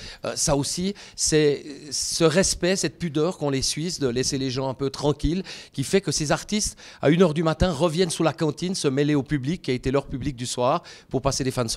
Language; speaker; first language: French; native; French